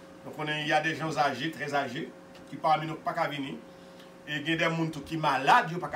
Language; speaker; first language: French; non-native, local second language; Haitian Creole